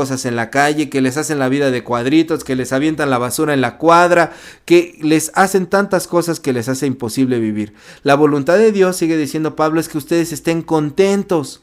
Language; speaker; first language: Spanish; native; Spanish